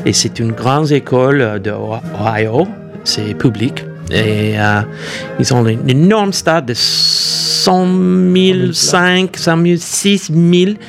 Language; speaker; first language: French; non-native, fluent; English